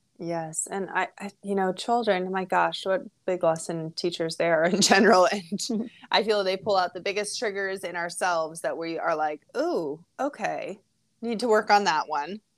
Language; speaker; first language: English; native; English